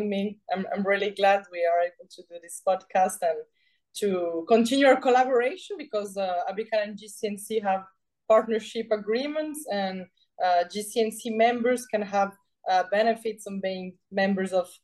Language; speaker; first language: English; non-native, fluent; Spanish